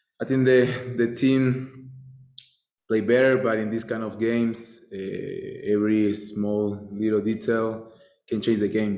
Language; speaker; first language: English; non-native, fluent; Spanish